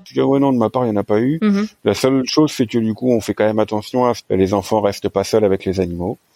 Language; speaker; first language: French; native; French